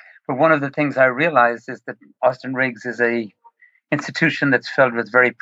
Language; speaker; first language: English; native; English